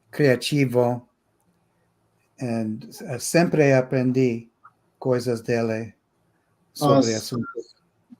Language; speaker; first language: Portuguese; non-native, fluent; English